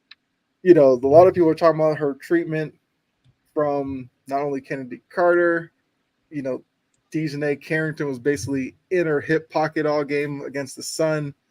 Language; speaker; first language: English; native; English